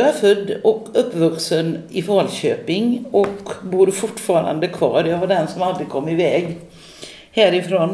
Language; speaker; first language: Swedish; native; Swedish